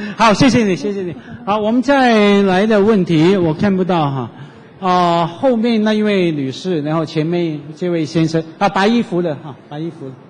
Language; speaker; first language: Chinese; non-native, local second language; Cantonese